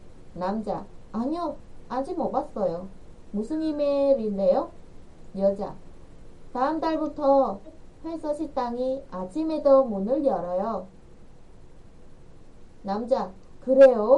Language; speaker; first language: Korean; non-native, fluent; Vietnamese